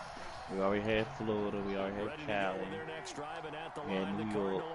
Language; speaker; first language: English; native; English